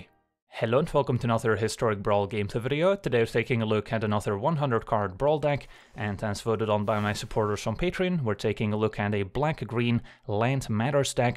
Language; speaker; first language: English; native; English